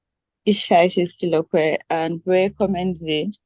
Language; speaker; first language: German; non-native, learner; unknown